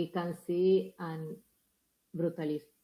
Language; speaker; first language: English; non-native, learner; Spanish